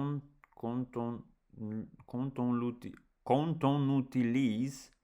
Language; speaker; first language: French; non-native, learner; English